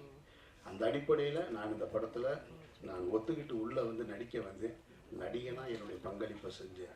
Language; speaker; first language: Tamil; native; Tamil